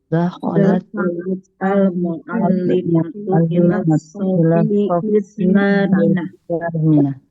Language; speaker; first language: Arabic; non-native, learner; Indonesian